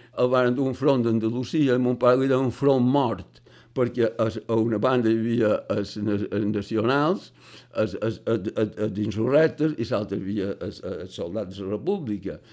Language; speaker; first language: Catalan; native; Catalan